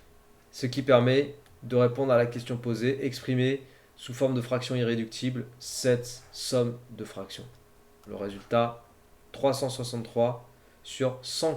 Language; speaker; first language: French; native; French